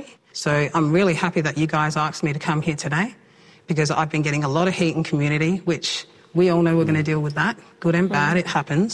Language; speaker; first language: English; native; English